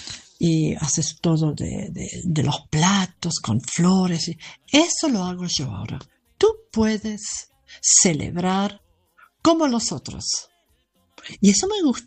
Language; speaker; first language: Spanish; non-native, learner; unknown